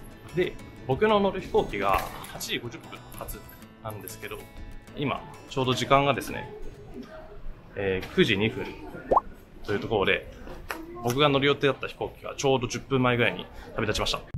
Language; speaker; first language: Japanese; native; Japanese